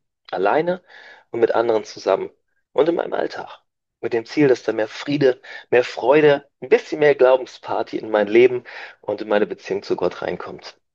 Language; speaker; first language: German; native; German